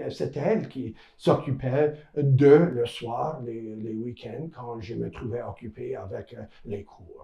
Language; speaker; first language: French; non-native, local second language; English